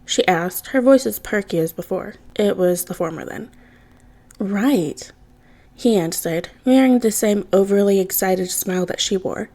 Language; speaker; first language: English; native; English